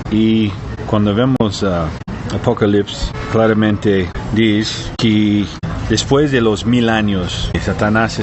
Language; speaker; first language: Spanish; non-native, learner; English